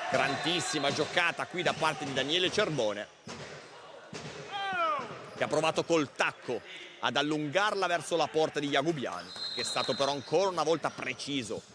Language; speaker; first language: Italian; native; Italian